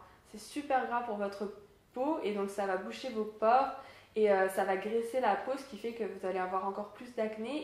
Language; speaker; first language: French; native; French